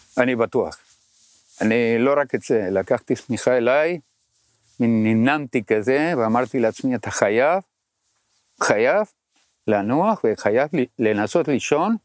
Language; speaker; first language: Hebrew; non-native, fluent; Spanish